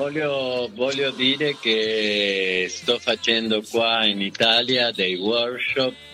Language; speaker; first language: Italian; non-native, fluent; Spanish